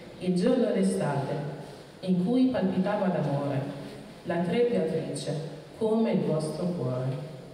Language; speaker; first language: Italian; early bilingual, other home language; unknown